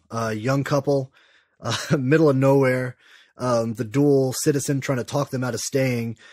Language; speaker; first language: English; native; English